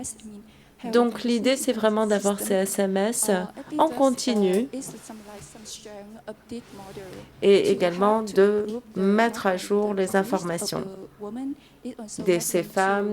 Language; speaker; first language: French; non-native, fluent; Vietnamese